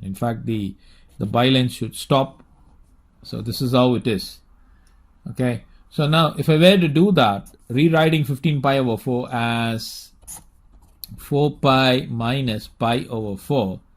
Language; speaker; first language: English; non-native, local second language; Tamil